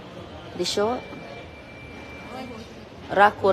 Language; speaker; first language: Japanese; non-native, learner; Filipino